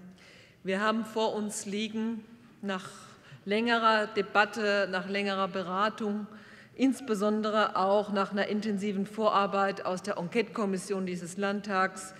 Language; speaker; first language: German; native; German